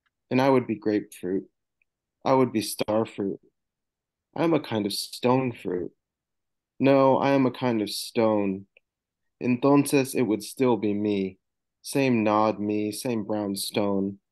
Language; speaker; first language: English; native; English